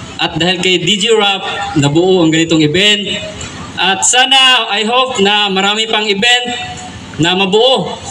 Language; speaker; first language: Filipino; non-native, local second language; Cebuano